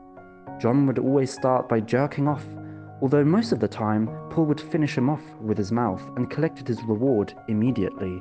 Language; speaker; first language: English; native; English